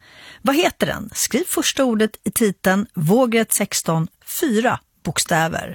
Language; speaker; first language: Swedish; native; Swedish